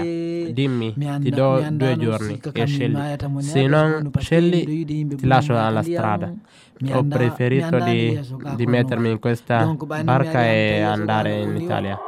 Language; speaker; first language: Italian; non-native, fluent; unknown